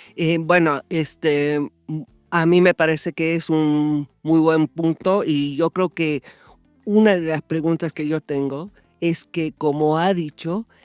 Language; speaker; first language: Spanish; non-native, fluent; English